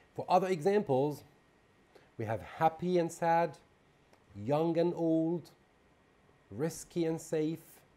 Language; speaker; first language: English; non-native, fluent; Arabic